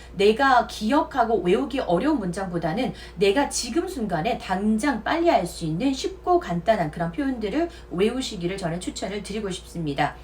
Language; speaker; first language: Korean; native; Korean